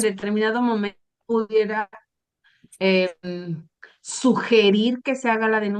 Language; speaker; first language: Spanish; native; Spanish